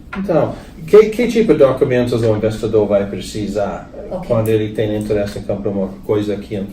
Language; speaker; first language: Portuguese; non-native, learner; English